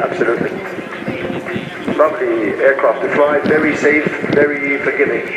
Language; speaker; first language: English; non-native, fluent; Arabic